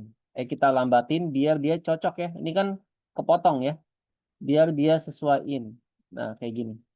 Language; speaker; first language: Indonesian; native; Indonesian